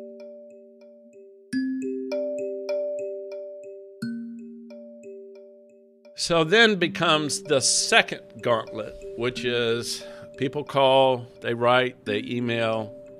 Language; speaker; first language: English; native; English